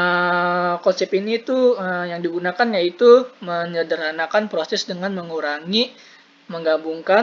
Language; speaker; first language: Indonesian; native; Indonesian